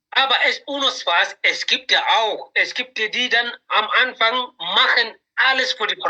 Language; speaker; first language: German; non-native, learner; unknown